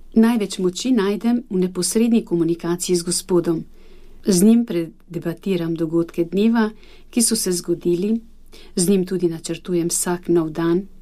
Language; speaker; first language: Slovenian; non-native, fluent; Albanian